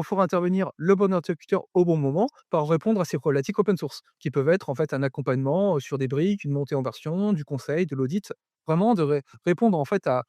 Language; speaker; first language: French; native; French